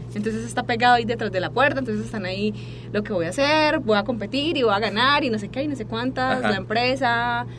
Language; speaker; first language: Spanish; native; Spanish